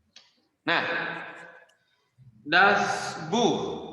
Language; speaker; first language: German; non-native, fluent; Indonesian